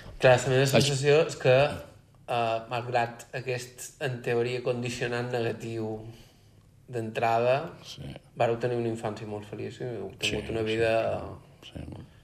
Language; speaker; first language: Catalan; native; Catalan